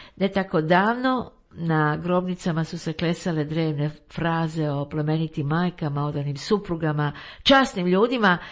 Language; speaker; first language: Croatian; native; Croatian